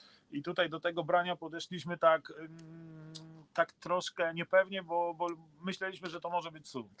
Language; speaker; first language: Polish; native; Polish